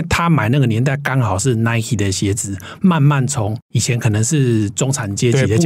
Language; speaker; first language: Chinese; native; Chinese